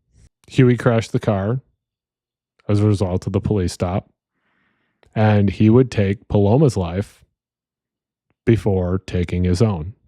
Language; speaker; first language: English; native; English